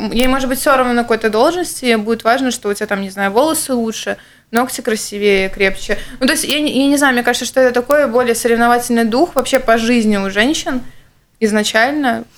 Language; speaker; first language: Russian; native; Russian